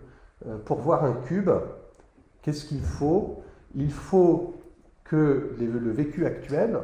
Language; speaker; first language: French; native; French